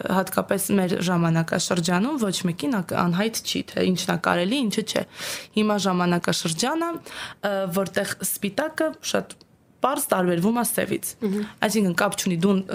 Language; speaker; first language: Armenian; native; Armenian